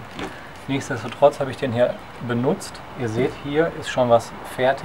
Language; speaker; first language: German; native; German